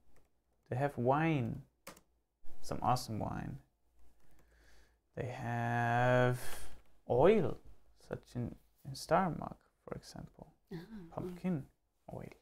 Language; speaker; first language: English; non-native, fluent; German